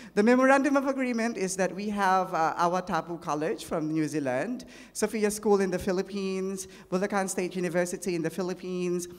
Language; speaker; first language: English; non-native, local second language; Filipino